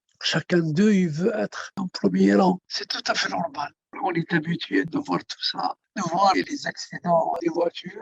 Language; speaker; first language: French; non-native, local second language; Arabic